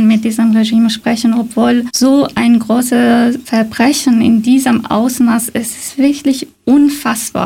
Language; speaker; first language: German; non-native, fluent; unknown